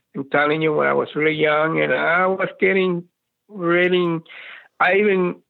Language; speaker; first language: English; native; English